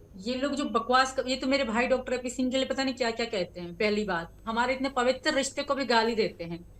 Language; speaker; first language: Urdu; non-native, local second language; Sindhi